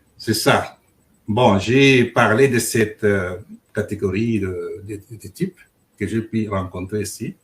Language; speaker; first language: French; non-native, local second language; Luba-Lulua